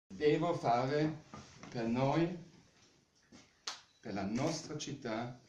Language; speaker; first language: Italian; non-native, learner; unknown